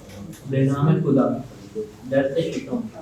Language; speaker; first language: Persian; non-native, learner; Urdu